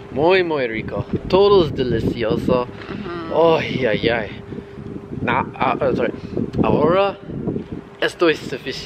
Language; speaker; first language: Spanish; non-native, learner; English